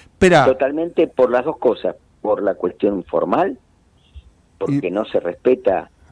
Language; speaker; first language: Spanish; native; Spanish